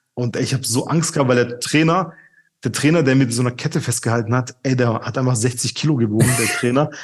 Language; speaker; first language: German; native; German